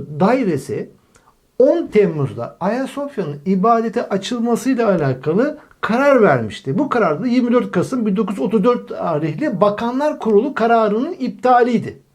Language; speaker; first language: Turkish; native; Turkish